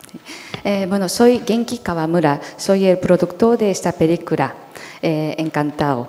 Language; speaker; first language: Spanish; non-native, fluent; Japanese